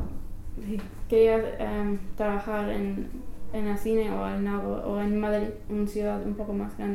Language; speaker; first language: Spanish; non-native, learner; English